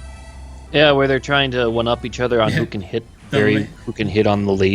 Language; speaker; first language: English; native; English